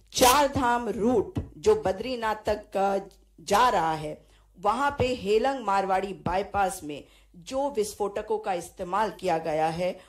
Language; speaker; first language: Hindi; native; Hindi